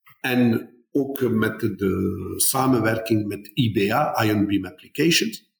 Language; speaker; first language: Dutch; non-native, fluent; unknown